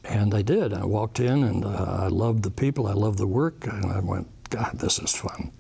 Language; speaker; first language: English; native; English